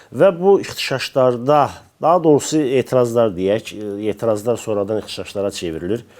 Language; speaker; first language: Azerbaijani; native; Azerbaijani